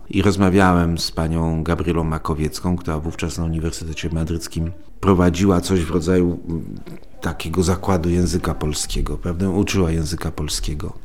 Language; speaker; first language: Polish; early bilingual, other home language; Spanish